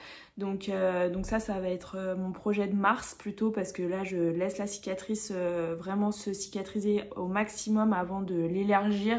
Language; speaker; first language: French; native; French